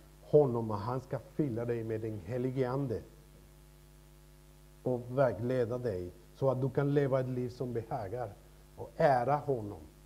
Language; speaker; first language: Swedish; non-native, fluent; Spanish